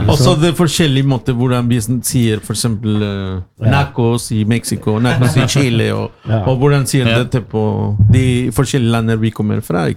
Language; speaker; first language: Norwegian; non-native, learner; Spanish